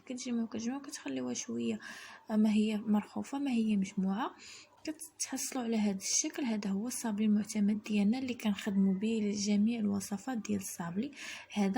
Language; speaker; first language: Arabic; native; Arabic